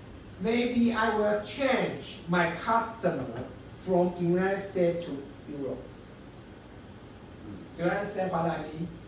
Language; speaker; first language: English; non-native, learner; Chinese